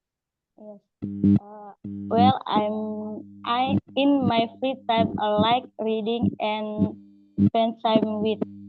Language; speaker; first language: English; non-native, learner; Indonesian